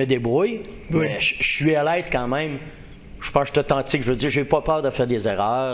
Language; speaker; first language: French; native; French